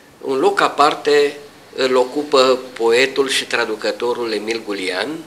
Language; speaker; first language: Romanian; native; Romanian